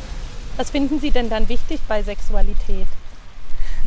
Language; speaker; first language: German; native; German